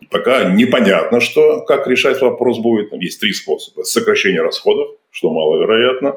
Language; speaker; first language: Russian; native; Russian